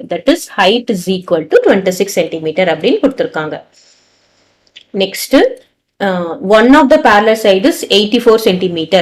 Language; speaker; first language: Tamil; native; Tamil